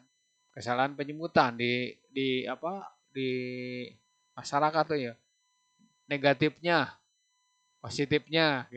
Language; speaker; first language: Indonesian; native; Indonesian